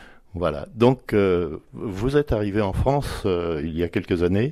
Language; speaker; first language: French; native; French